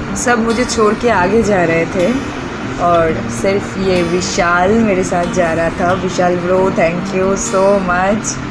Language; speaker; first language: Hindi; non-native, local second language; Bangla